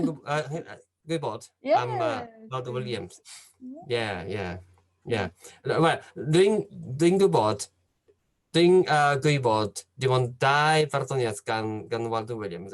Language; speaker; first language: Welsh; non-native, fluent; Japanese